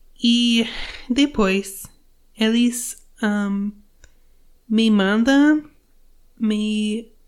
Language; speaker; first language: Portuguese; non-native, learner; English